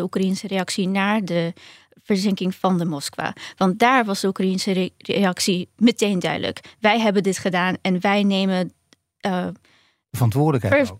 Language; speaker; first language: Dutch; early bilingual, other home language; Ukrainian